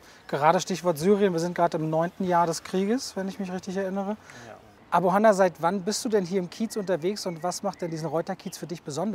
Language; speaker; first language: German; native; German